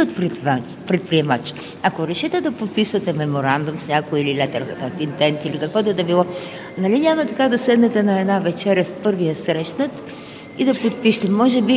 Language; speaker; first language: Bulgarian; native; Bulgarian